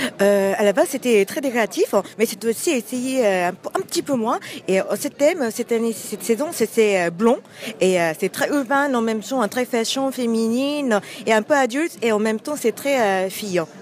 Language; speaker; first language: French; non-native, fluent; Japanese